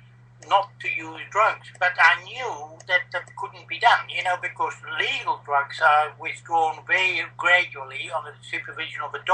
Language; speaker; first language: English; non-native, fluent; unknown